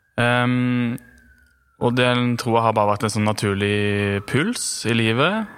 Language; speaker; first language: Norwegian; native; Norwegian